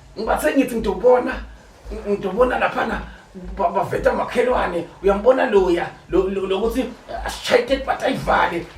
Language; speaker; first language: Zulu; native; Zulu